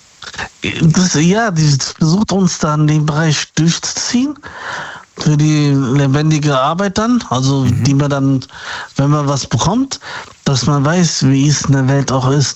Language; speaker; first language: German; native; German